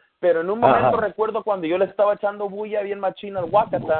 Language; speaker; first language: Spanish; early bilingual, heritage; Spanish